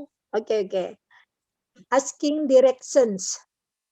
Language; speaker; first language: English; non-native, learner; Indonesian